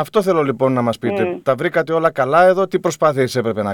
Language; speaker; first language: Greek; native; Greek